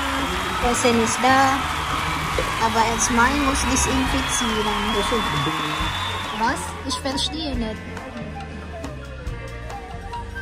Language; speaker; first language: German; non-native, learner; Filipino